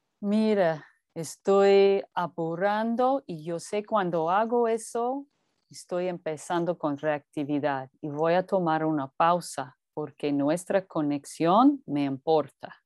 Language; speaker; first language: Spanish; non-native, fluent; English